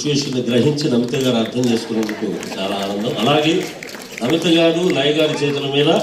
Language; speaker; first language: Telugu; native; Telugu